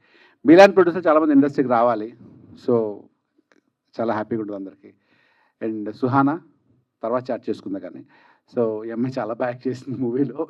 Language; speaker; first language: Telugu; native; Telugu